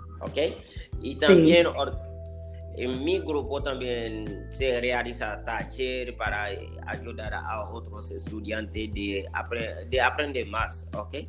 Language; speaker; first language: Spanish; non-native, learner; Haitian Creole